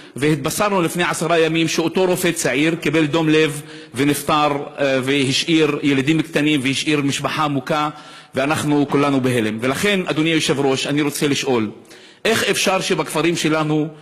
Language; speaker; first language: Hebrew; non-native, local second language; Arabic